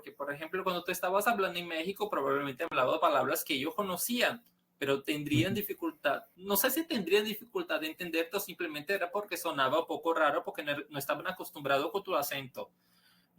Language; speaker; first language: Spanish; non-native, fluent; Portuguese